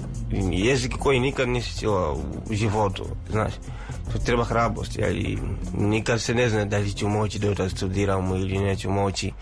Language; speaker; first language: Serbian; non-native, learner; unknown